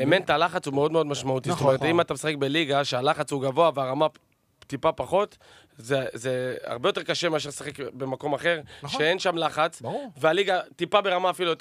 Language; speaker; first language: Hebrew; native; Hebrew